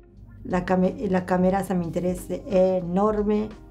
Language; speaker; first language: French; non-native, local second language; Spanish